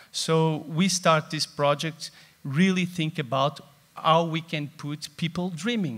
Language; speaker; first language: English; non-native, fluent; Portuguese